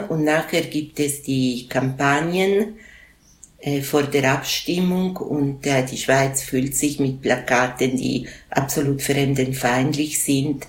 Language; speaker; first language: German; non-native, local second language; Italian